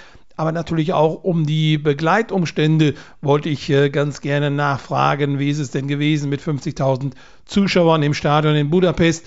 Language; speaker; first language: German; native; German